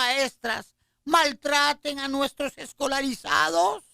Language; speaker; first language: Spanish; native; Spanish